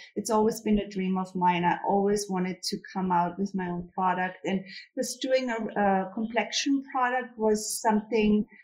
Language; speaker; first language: English; non-native, fluent; German